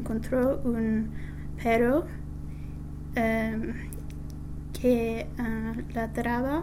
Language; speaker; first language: Spanish; non-native, learner; English